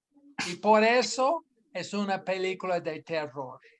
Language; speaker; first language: Spanish; non-native, fluent; English